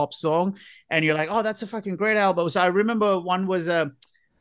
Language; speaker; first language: English; non-native, local second language; Sinhala